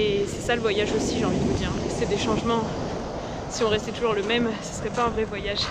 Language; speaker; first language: French; native; French